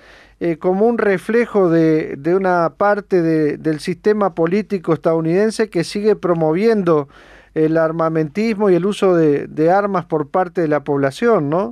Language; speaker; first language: Spanish; native; Spanish